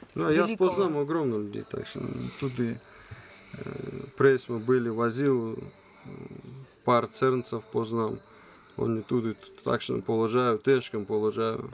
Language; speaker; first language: Slovenian; non-native, learner; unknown